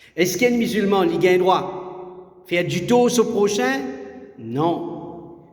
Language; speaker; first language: French; non-native, learner; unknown